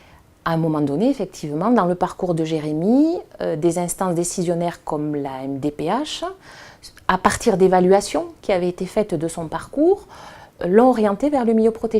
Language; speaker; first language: French; native; French